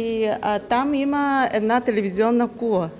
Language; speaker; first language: Bulgarian; non-native, fluent; Korean